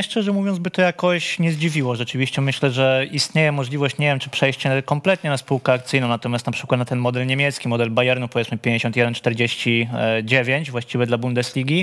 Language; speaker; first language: Polish; native; Polish